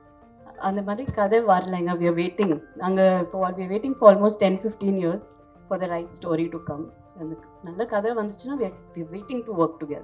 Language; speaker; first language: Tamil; non-native, fluent; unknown